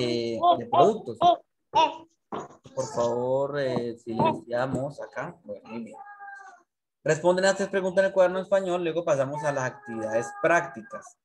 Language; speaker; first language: Spanish; native; Spanish